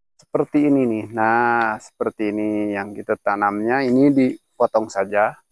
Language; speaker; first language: Indonesian; non-native, local second language; Sundanese